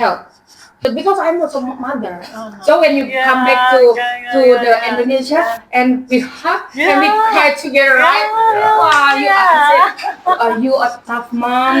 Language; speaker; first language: English; non-native, learner; Indonesian